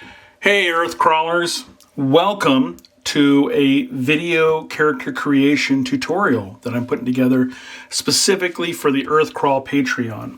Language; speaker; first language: English; native; English